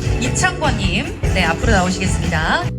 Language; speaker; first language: Korean; native; Korean